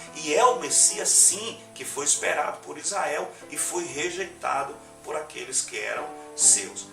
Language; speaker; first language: Portuguese; native; Portuguese